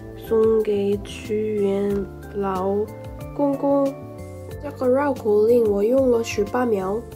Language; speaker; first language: Chinese; non-native, learner; Korean